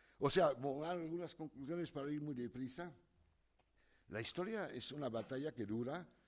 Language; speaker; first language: Spanish; non-native, fluent; French